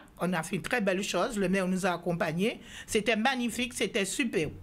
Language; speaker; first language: French; non-native, local second language; Guadeloupean Creole French